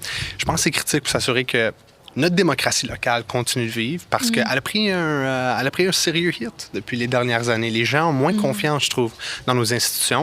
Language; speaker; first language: French; native; French